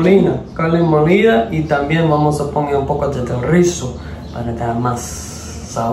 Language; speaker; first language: Spanish; non-native, learner; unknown